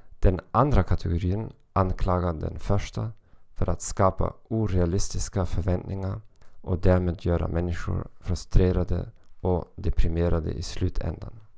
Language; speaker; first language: Swedish; non-native, learner; German